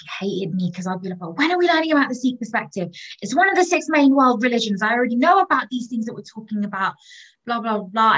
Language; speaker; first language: English; native; English